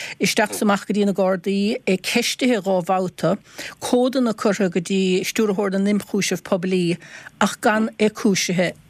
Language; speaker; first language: Irish; native; Irish